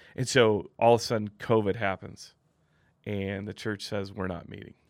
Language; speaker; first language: English; native; English